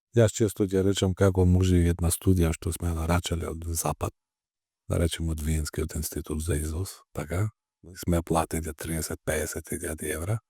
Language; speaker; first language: Macedonian; native; Macedonian